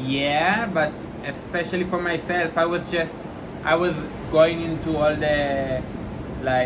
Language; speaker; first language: English; non-native, fluent; Hebrew